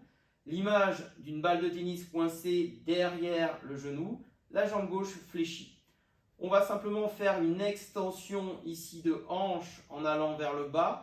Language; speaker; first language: French; native; French